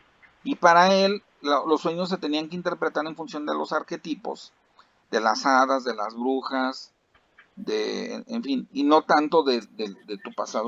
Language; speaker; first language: Spanish; native; Spanish